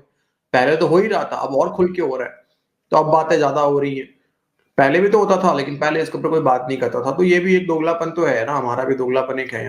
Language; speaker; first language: Hindi; native; Hindi